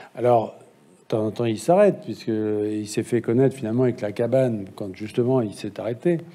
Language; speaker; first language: French; native; French